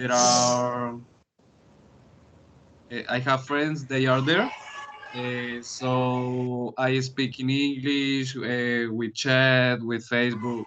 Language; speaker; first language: English; non-native, learner; Spanish